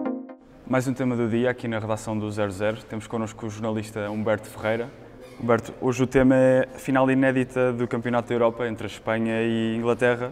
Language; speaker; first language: Portuguese; native; Portuguese